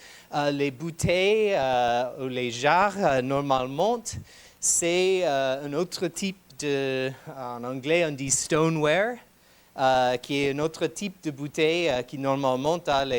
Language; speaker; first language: French; non-native, fluent; English